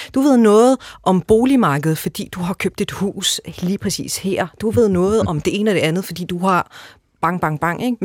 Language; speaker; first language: Danish; early bilingual, other home language; Arabic